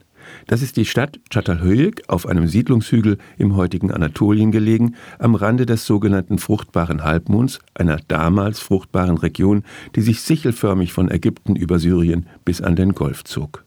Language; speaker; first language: German; native; German